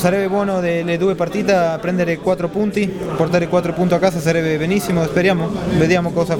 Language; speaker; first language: Italian; non-native, fluent; Spanish